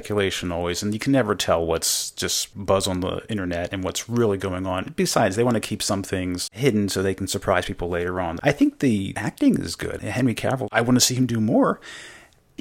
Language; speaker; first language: English; native; English